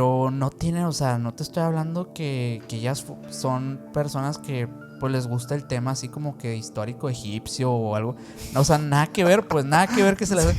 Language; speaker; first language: Spanish; native; Spanish